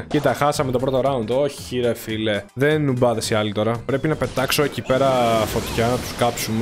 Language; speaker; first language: Greek; native; Greek